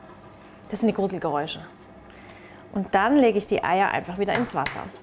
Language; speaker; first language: German; native; German